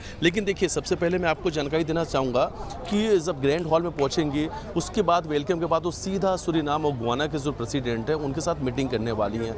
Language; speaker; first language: Hindi; native; Hindi